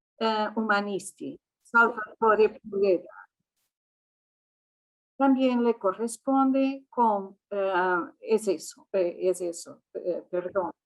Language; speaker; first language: Spanish; non-native, fluent; Italian